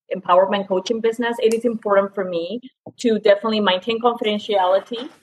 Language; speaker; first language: English; non-native, fluent; Spanish